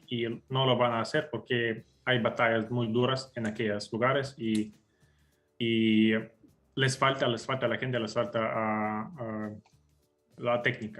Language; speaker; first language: Spanish; non-native, fluent; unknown